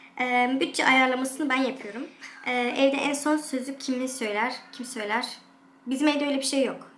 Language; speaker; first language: Turkish; early bilingual, heritage; Turkish